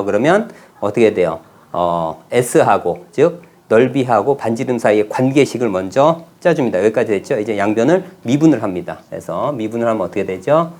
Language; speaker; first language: Korean; native; Korean